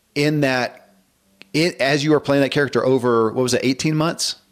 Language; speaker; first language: English; native; English